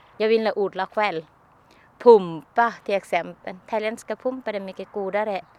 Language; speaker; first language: Swedish; non-native, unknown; Thai